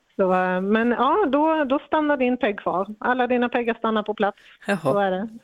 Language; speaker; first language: Swedish; native; Swedish